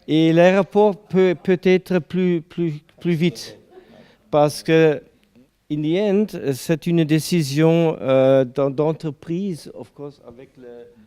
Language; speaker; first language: French; non-native, learner; German